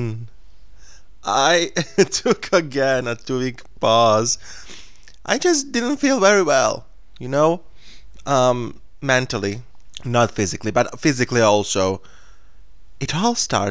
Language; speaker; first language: English; non-native, fluent; Serbian